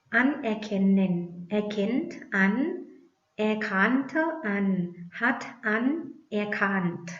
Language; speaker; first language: German; non-native, learner; Thai